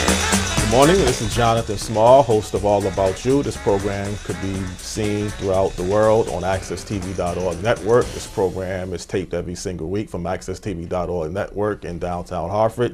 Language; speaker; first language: English; native; English